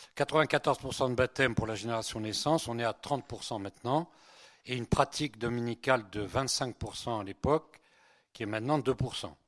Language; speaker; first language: French; early bilingual, other home language; Spanish